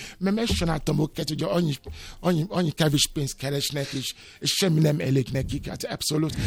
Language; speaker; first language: Hungarian; non-native, fluent; Yoruba